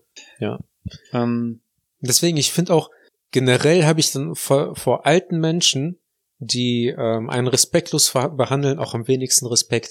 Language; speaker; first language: German; native; German